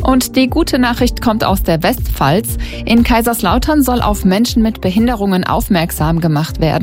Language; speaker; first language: German; native; German